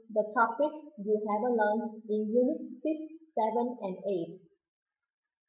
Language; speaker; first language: English; non-native, fluent; Vietnamese